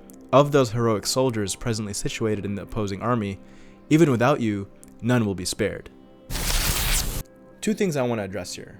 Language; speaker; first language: English; native; English